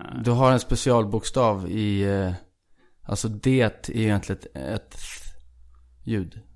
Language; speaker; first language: Swedish; early bilingual, other home language; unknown